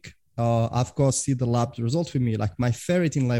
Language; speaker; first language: English; non-native, fluent; Italian